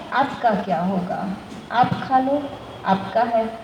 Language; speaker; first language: Hindi; non-native, local second language; Marathi